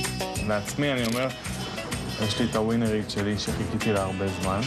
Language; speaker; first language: Hebrew; native; Hebrew